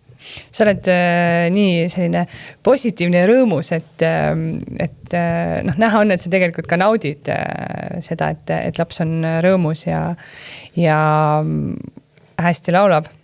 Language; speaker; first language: Estonian; native; Estonian